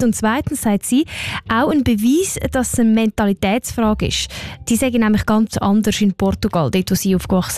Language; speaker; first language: German; native; German